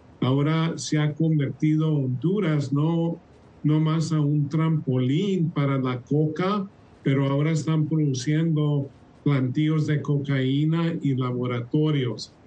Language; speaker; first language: Spanish; early bilingual, heritage; Spanish